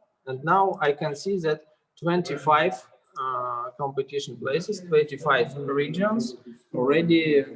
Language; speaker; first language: English; non-native, learner; Russian